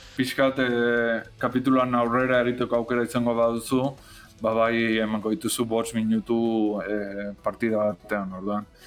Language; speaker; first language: Basque; non-native, learner; Spanish